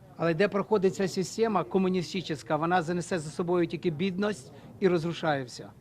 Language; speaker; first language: Ukrainian; native; Ukrainian